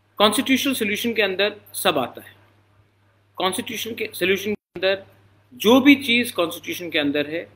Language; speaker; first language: Hindi; non-native, local second language; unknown